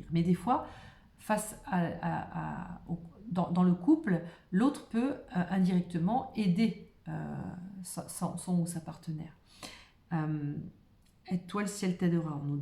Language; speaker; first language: French; native; French